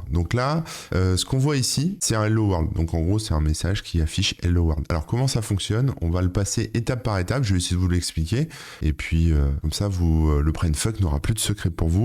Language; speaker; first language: French; native; French